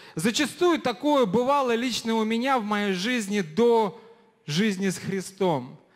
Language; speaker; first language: Russian; native; Russian